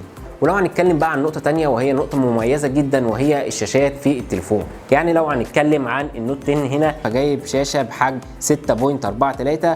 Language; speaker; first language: Arabic; native; Arabic